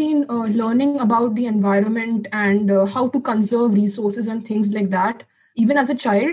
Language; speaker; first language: English; non-native, local second language; Hindi